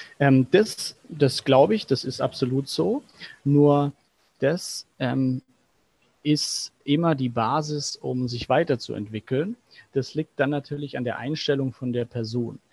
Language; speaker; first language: German; native; German